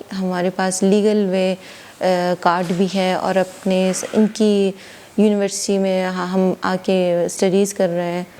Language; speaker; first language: Urdu; non-native, local second language; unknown